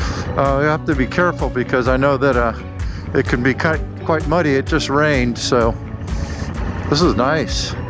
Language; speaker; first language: English; native; English